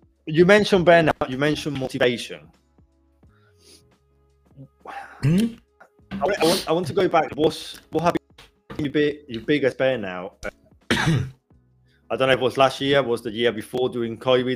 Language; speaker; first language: English; non-native, fluent; Spanish